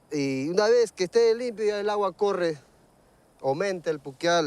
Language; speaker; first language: Spanish; native; Spanish